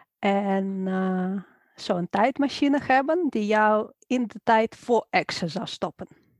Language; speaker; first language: Dutch; non-native, fluent; Ukrainian